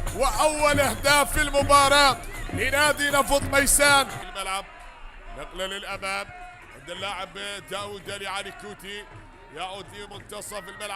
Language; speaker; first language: Arabic; native; Arabic